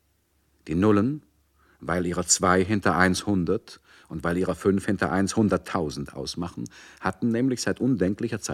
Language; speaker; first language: German; native; German